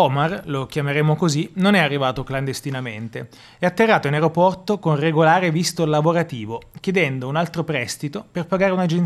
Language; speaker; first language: Italian; native; Italian